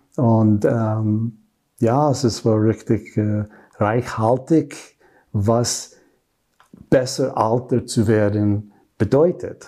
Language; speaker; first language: German; non-native, learner; English